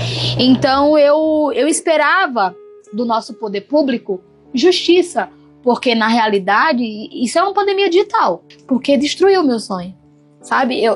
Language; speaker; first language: Portuguese; native; Portuguese